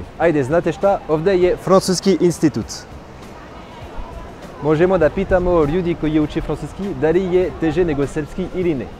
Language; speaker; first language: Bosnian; non-native, learner; French